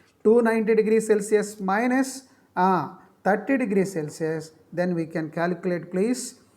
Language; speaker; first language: English; non-native, local second language; Telugu